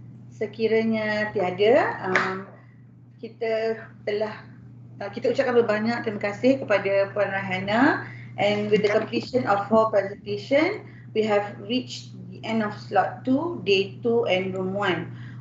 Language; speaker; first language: English; non-native, local second language; Malay